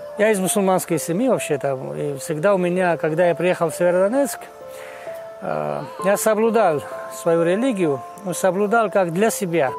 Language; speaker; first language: Russian; non-native, local second language; Georgian